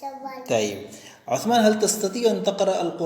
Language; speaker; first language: Arabic; non-native, fluent; Urdu